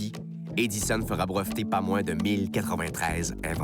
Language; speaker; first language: French; native; French